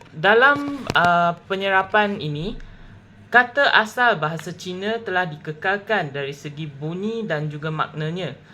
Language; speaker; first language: Malay; non-native, local second language; Chinese